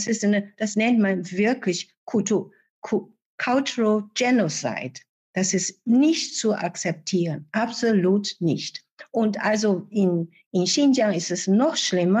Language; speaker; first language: German; non-native, fluent; Chinese